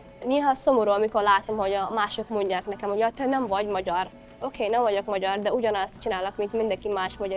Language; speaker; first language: Hungarian; non-native, fluent; Somali